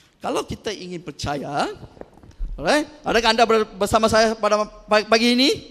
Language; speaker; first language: Malay; non-native, local second language; Tamil